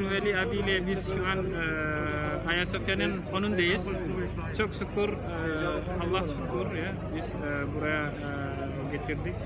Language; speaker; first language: Turkish; non-native, learner; Indonesian